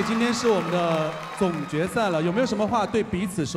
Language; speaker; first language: Chinese; native; Chinese